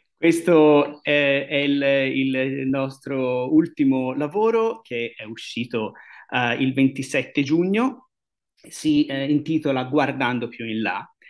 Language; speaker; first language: Italian; native; Italian